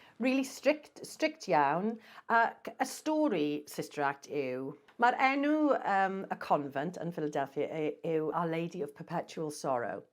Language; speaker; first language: Welsh; non-native, local second language; English